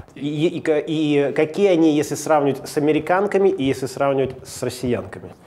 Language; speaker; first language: Russian; native; Russian